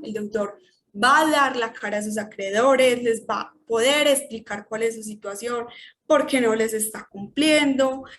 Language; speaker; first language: Spanish; native; Spanish